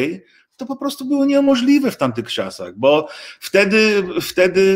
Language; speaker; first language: Polish; early bilingual, heritage; English